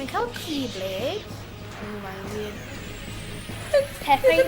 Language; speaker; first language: Welsh; non-native, local second language; English